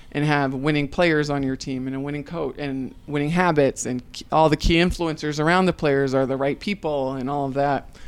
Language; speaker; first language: English; native; English